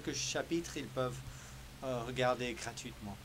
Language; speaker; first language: French; early bilingual, heritage; French